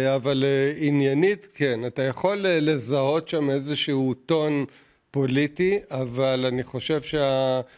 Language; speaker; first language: Hebrew; native; Hebrew